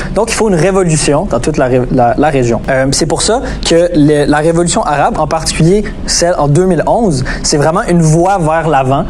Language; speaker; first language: French; native; French